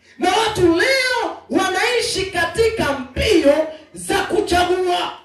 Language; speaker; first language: Swahili; non-native, local second language; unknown